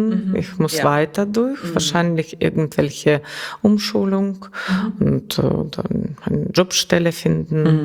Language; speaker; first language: German; non-native, learner; Russian